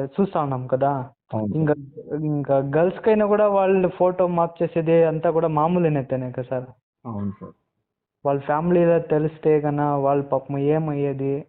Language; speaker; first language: Telugu; non-native, local second language; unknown